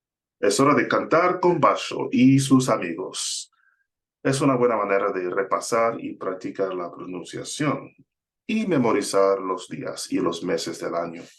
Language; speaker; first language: Spanish; non-native, fluent; English